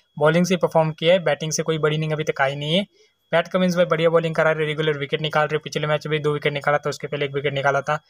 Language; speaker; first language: Hindi; native; Hindi